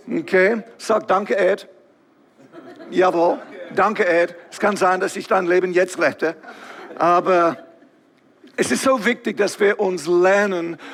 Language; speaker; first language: German; non-native, local second language; English